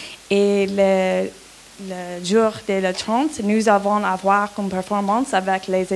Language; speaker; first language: French; non-native, learner; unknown